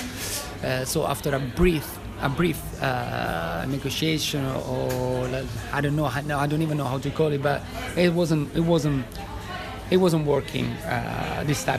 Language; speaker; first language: English; non-native, fluent; Italian